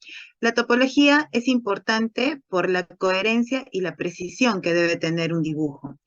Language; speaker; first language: Spanish; native; Spanish